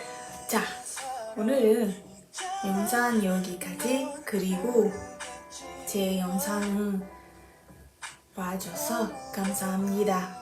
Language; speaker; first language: Korean; non-native, learner; Portuguese